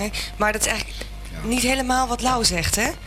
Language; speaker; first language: Dutch; native; Dutch